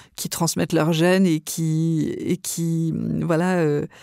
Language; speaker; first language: French; native; French